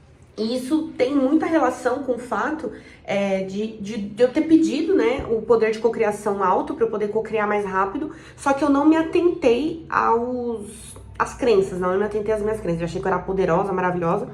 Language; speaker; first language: Portuguese; native; Portuguese